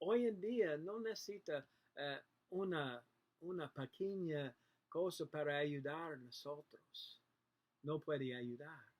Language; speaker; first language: Spanish; non-native, learner; English